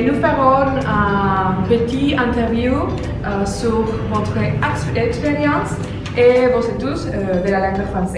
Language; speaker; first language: French; non-native, learner; Spanish